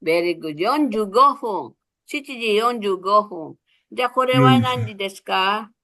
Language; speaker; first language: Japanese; non-native, fluent; Filipino